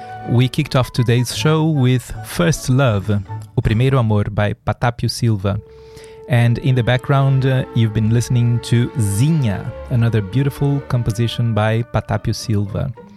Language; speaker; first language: English; non-native, fluent; Portuguese